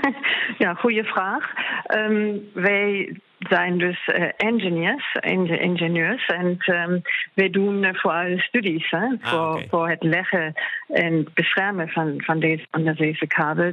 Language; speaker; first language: Dutch; non-native, fluent; German